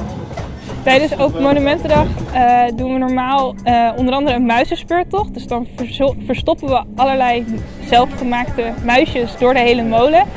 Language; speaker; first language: Dutch; native; Dutch